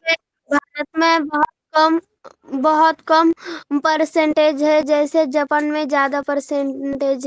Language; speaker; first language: Hindi; non-native, local second language; Marathi